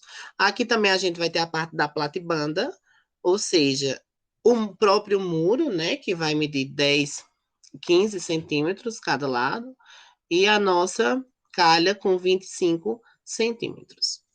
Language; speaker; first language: Portuguese; native; Portuguese